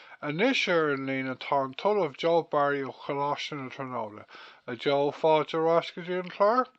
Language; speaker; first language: Irish; non-native, local second language; English